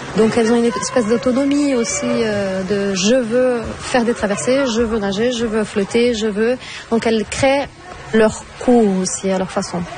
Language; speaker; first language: French; non-native, fluent; Portuguese